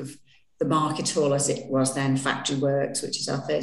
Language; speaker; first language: English; native; English